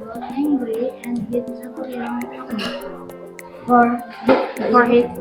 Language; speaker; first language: English; non-native, learner; Indonesian